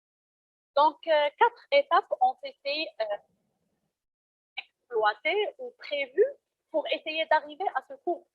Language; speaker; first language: French; non-native, local second language; Arabic